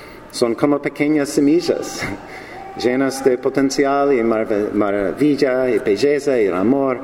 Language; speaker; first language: Spanish; non-native, learner; English